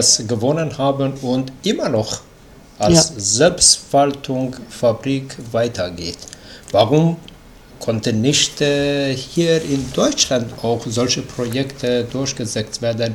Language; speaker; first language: German; non-native, fluent; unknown